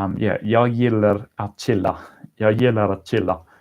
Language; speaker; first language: Swedish; non-native, learner; English